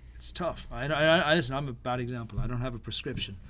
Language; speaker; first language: English; native; English